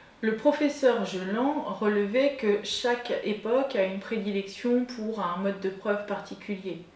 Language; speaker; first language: French; native; French